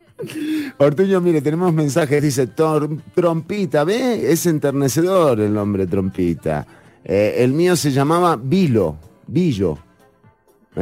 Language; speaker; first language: Spanish; native; Spanish